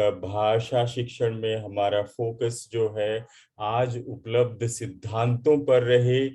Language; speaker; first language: Hindi; native; Hindi